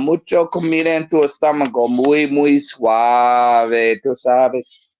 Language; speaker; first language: Spanish; non-native, learner; English